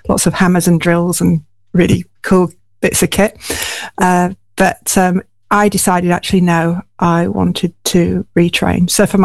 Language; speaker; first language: English; native; English